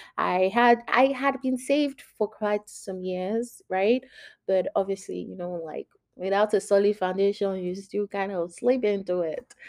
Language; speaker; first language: English; non-native, local second language; Yoruba